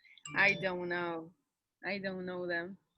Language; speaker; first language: English; non-native, learner; Spanish